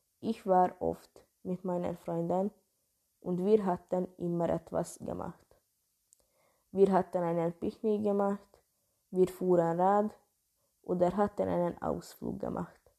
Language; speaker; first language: German; non-native, learner; Hungarian